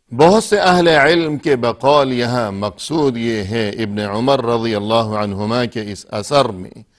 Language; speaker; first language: Urdu; native; Urdu